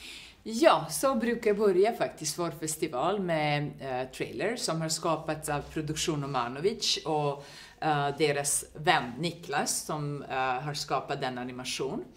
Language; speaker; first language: Swedish; non-native, fluent; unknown